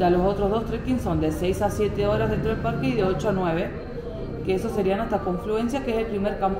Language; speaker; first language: Spanish; native; Spanish